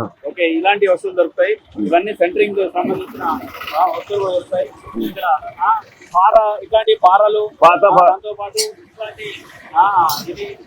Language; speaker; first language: Telugu; native; Telugu